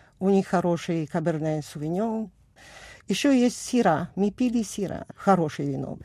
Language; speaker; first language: Russian; non-native, fluent; Italian